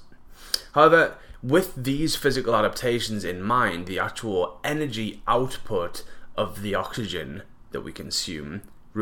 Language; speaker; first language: English; native; English